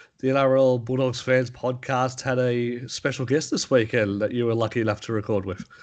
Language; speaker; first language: English; native; English